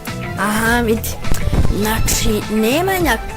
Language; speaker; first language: Bosnian; native; Bosnian